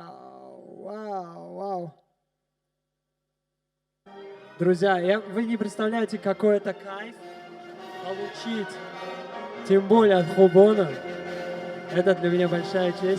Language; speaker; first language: Russian; non-native, local second language; Tajik